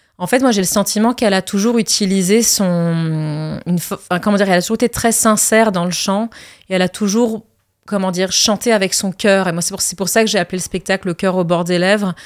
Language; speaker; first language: French; early bilingual, other home language; Arabic